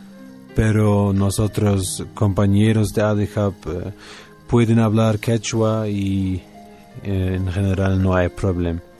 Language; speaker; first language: Spanish; non-native, learner; German